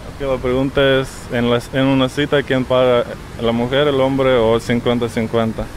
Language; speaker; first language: Spanish; non-native, fluent; Russian